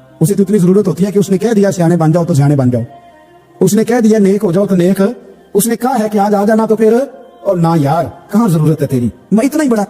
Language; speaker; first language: Urdu; non-native, local second language; Punjabi